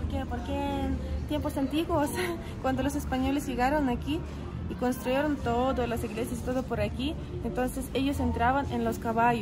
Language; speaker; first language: Spanish; native; Spanish